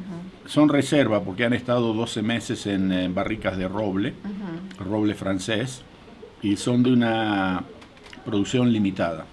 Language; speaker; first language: Spanish; native; Spanish